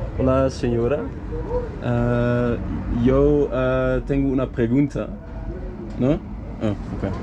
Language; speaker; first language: Spanish; non-native, learner; Dutch